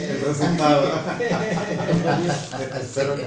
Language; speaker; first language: Spanish; native; Spanish